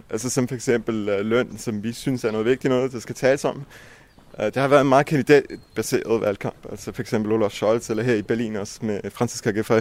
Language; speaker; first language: Danish; early bilingual, heritage; Danish